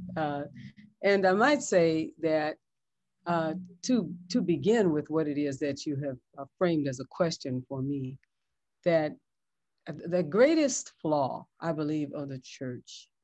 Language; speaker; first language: English; native; English